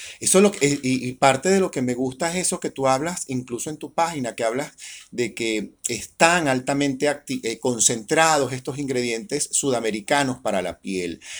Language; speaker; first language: Spanish; native; Spanish